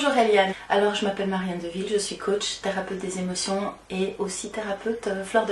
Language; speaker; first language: French; native; French